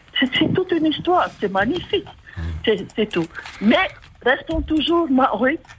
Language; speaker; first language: French; non-native, local second language; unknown